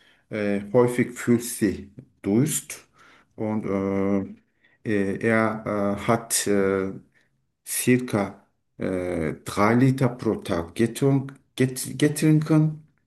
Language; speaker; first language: German; non-native, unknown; Turkish